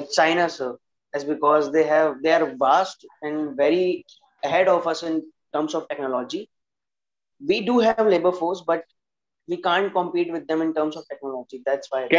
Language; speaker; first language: English; non-native, local second language; Hindi